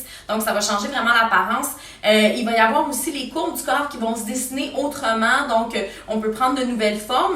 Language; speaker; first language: French; native; French